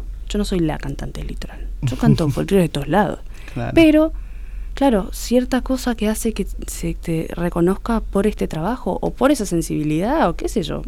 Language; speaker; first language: Spanish; native; Spanish